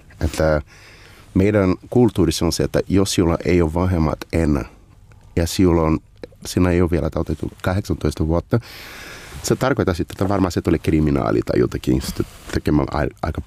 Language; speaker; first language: Finnish; non-native, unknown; Portuguese